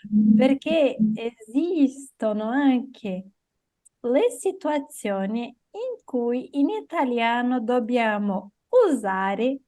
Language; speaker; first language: Italian; non-native, fluent; Portuguese